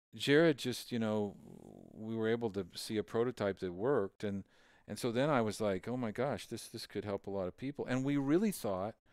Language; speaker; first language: English; native; English